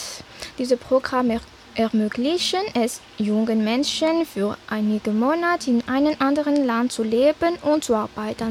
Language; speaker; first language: German; non-native, fluent; Malagasy